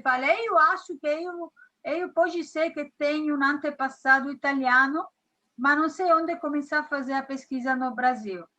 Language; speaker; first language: Portuguese; non-native, learner; Italian